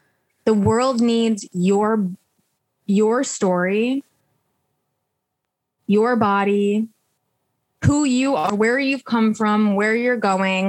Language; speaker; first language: English; native; English